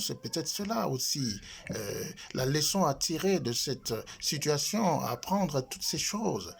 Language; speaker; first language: French; non-native, local second language; Lingala